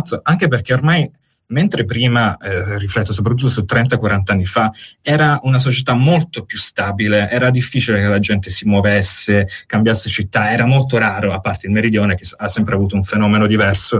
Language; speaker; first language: Italian; native; Italian